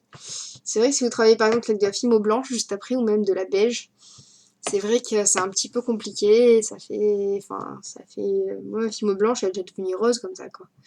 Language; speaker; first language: French; native; French